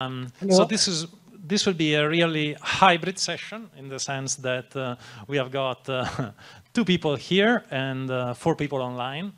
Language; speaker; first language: English; non-native, fluent; Italian